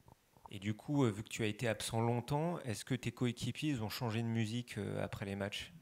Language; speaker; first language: French; native; French